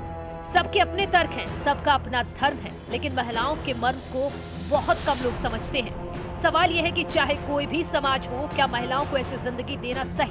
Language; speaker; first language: Hindi; native; Hindi